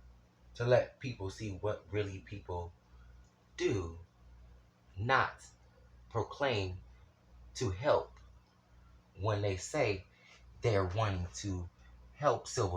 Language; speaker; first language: English; native; English